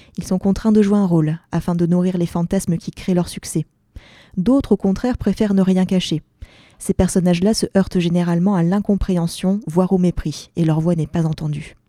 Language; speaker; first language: French; native; French